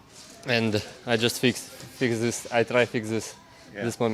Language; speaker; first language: English; non-native, learner; Russian